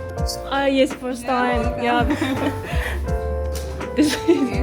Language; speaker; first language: English; non-native, learner; Japanese